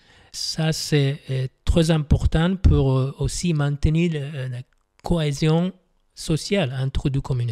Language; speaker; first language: French; non-native, fluent; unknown